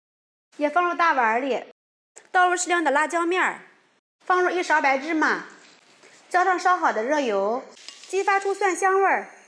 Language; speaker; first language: Chinese; native; Chinese